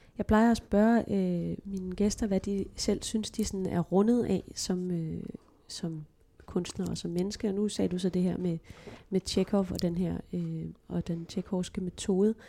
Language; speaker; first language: Danish; native; Danish